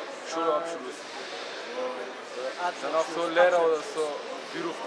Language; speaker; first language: German; non-native, learner; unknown